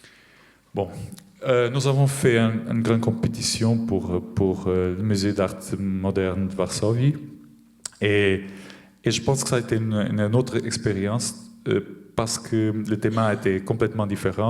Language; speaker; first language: French; non-native, fluent; Portuguese